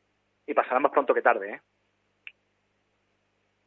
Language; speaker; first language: Spanish; native; Spanish